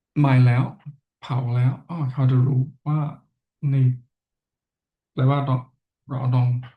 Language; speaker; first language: Thai; non-native, learner; English